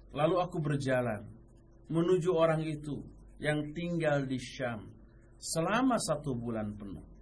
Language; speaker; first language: Indonesian; native; Indonesian